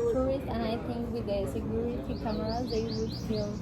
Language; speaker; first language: English; non-native, learner; Spanish